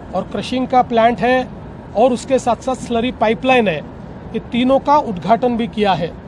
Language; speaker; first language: Hindi; non-native, local second language; Marathi